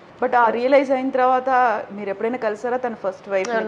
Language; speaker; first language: Telugu; native; Telugu